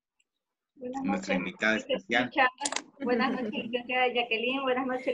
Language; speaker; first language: Spanish; native; Spanish